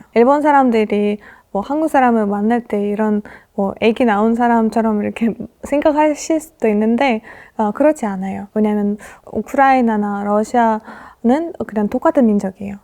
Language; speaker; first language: Korean; non-native, fluent; Russian